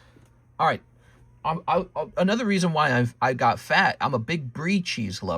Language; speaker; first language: English; native; English